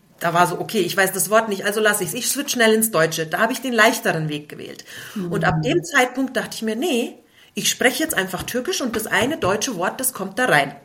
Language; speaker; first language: German; native; German